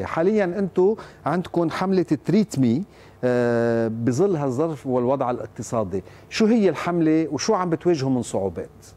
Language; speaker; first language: Arabic; native; Arabic